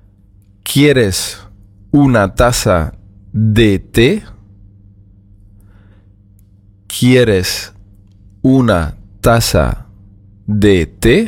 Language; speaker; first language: Spanish; non-native, fluent; German